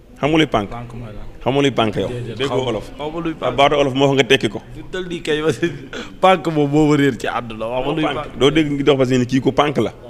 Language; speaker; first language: Wolof; native; Wolof